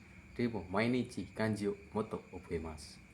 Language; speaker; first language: Japanese; non-native, learner; Indonesian